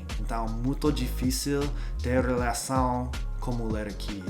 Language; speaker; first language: Portuguese; non-native, learner; English